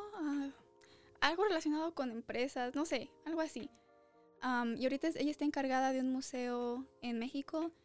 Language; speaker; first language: Spanish; early bilingual, other home language; English